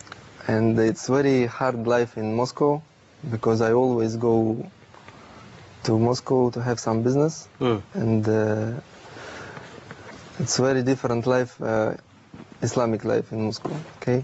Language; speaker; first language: English; non-native, learner; Russian